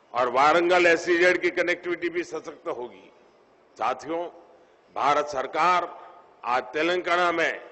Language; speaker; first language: Hindi; non-native, local second language; Gujarati